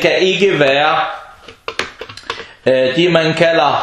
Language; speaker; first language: Danish; early bilingual, other home language; Arabic